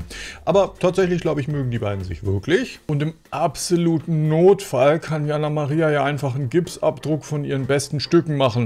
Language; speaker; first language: German; native; German